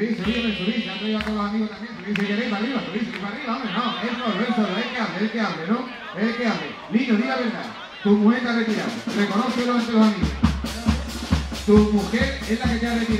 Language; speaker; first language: Spanish; native; Spanish